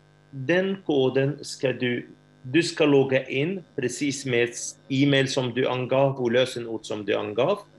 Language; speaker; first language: Swedish; non-native, fluent; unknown